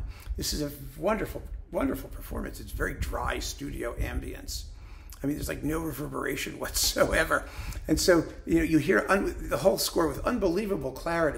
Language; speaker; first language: English; native; English